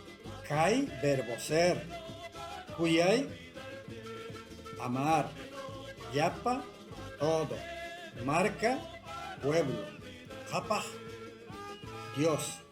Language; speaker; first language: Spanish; non-native, local second language; Quechua